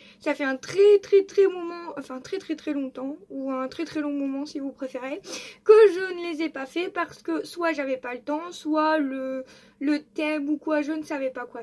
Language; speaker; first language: French; native; French